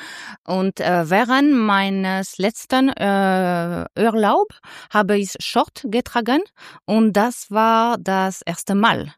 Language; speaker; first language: German; non-native, learner; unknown